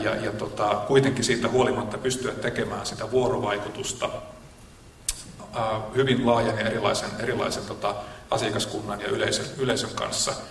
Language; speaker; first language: Finnish; native; Finnish